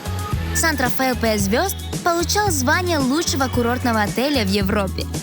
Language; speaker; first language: Russian; native; Russian